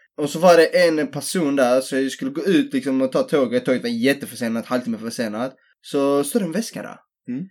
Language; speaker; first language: Swedish; early bilingual, other home language; Greek